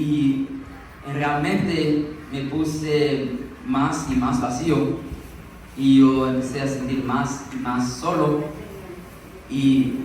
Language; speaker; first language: Spanish; early bilingual, heritage; Spanish